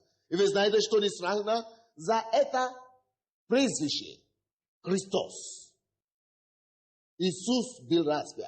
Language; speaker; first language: Russian; non-native, fluent; Yoruba